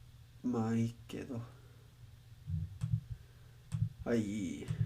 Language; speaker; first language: Japanese; non-native, learner; Spanish